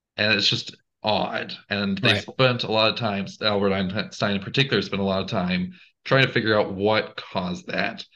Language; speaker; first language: English; native; English